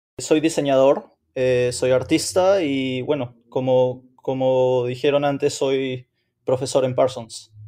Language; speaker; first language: Spanish; native; Spanish